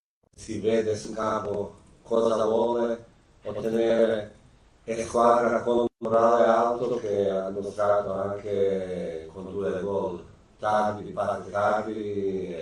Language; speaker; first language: Italian; non-native, fluent; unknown